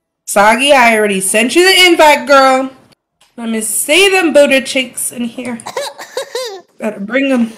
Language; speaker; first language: English; early bilingual, other home language; Spanish